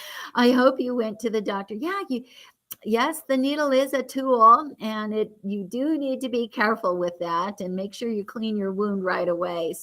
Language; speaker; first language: English; native; English